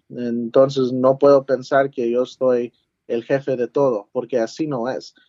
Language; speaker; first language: Spanish; early bilingual, heritage; English